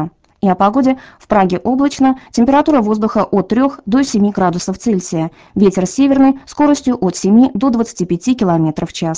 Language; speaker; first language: Russian; native; Russian